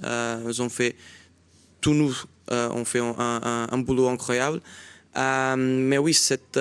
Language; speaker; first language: French; non-native, fluent; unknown